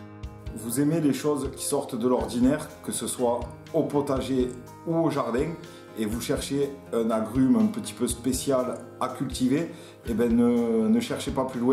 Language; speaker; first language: French; native; French